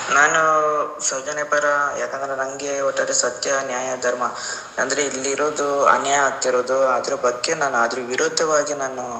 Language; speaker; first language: Kannada; native; Kannada